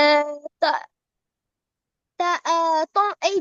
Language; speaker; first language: French; non-native, learner; Arabic